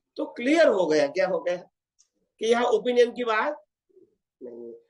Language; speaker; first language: Hindi; non-native, local second language; Gujarati